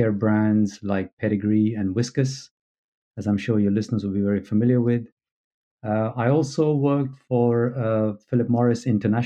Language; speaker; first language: English; native; English